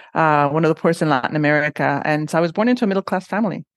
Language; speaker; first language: English; non-native, fluent; Spanish